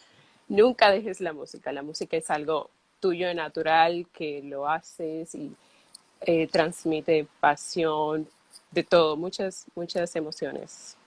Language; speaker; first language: Spanish; early bilingual, heritage; Spanish